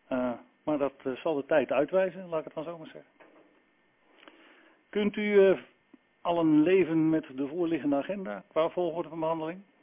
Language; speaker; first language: Dutch; native; Dutch